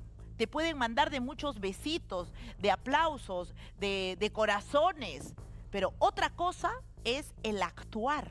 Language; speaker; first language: Spanish; native; Spanish